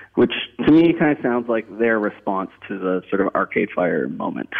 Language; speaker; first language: English; native; English